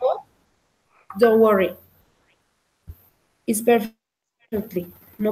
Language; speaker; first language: English; non-native, learner; Spanish